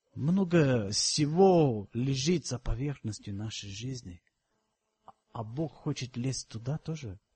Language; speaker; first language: Russian; non-native, fluent; English